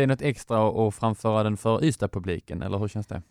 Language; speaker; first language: Swedish; native; Swedish